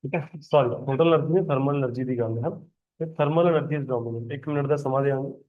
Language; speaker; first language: Hindi; non-native, local second language; Punjabi